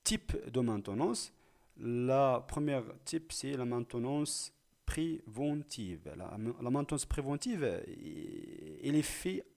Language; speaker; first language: French; non-native, local second language; Arabic